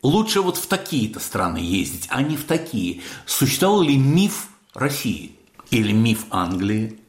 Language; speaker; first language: Russian; native; Russian